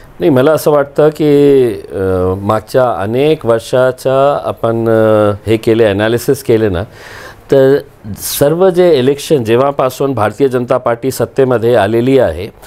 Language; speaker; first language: Marathi; non-native, local second language; Urdu